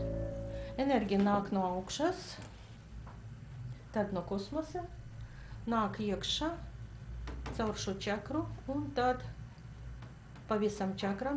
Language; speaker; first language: Latvian; non-native, local second language; Russian